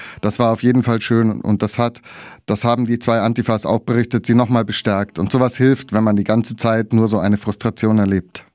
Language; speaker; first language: German; native; German